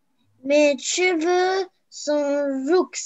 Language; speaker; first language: French; non-native, learner; Arabic